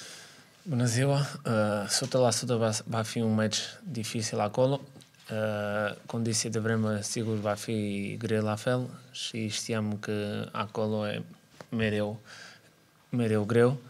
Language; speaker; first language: Romanian; non-native, learner; Portuguese